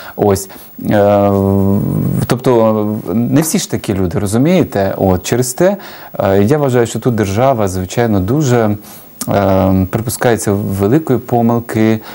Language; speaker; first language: Ukrainian; native; Ukrainian